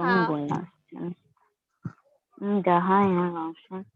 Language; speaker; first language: Chinese; non-native, learner; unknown